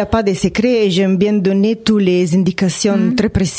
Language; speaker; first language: French; non-native, fluent; Italian